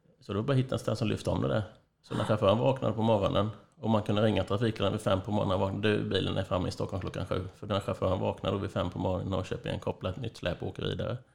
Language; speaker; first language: Swedish; native; Swedish